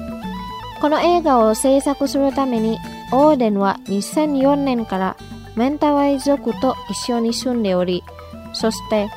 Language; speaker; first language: Japanese; non-native, fluent; Indonesian